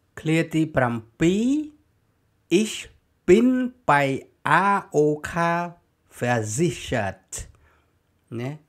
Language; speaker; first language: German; non-native, learner; Khmer